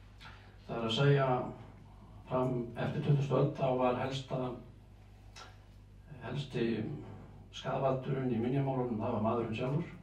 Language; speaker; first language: Icelandic; native; Icelandic